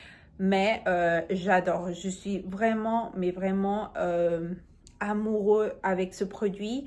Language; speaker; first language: French; non-native, fluent; Spanish